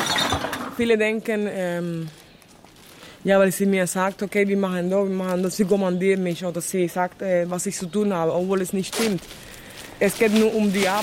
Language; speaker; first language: German; non-native, fluent; Spanish